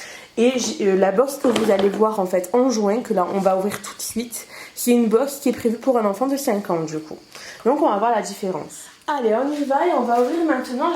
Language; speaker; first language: French; native; French